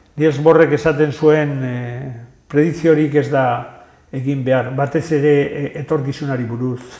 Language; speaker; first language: Basque; non-native, local second language; Spanish